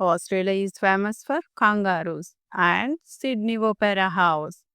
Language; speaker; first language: English; non-native, local second language; Telugu